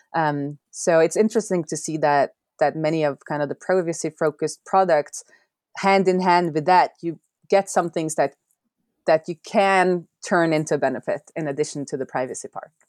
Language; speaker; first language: English; non-native, fluent; Norwegian